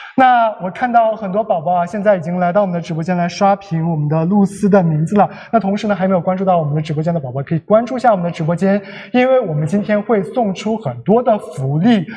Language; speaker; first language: Chinese; native; Chinese